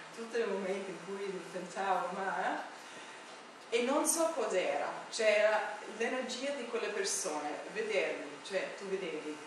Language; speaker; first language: Italian; non-native, fluent; English